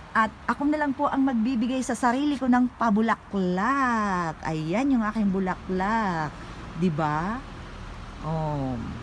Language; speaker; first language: Filipino; non-native, local second language; Cebuano